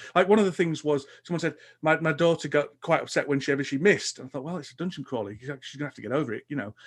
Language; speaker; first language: English; native; English